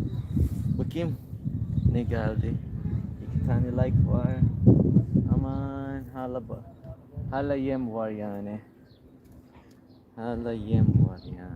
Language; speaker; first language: Turkish; non-native, learner; Azerbaijani